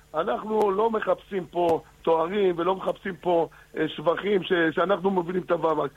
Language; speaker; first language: Hebrew; native; Hebrew